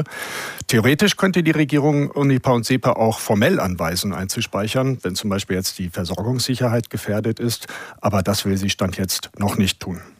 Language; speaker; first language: German; native; German